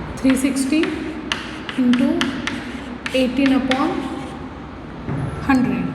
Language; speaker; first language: English; non-native, local second language; Marathi